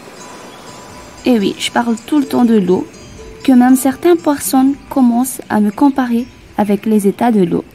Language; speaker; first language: French; non-native, local second language; Malagasy